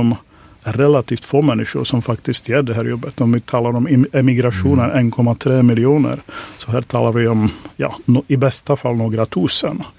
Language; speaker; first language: Swedish; non-native, fluent; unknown